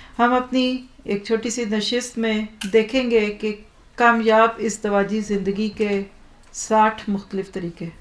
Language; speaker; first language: Urdu; native; Urdu